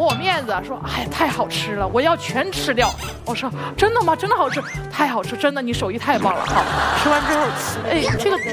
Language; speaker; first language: Chinese; native; Chinese